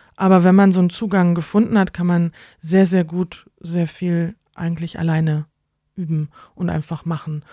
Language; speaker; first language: German; native; German